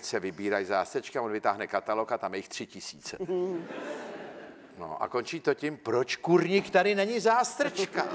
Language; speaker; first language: Czech; native; Czech